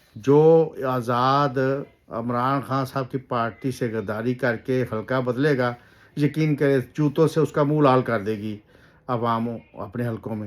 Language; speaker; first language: Urdu; native; Urdu